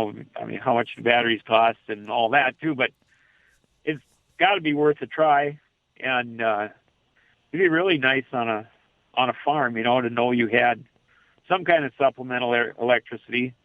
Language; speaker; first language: English; native; English